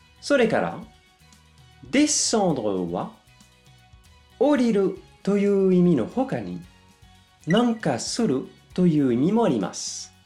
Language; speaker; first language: Japanese; non-native, fluent; French